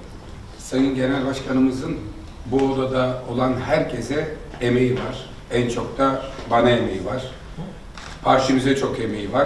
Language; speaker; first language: Turkish; native; Turkish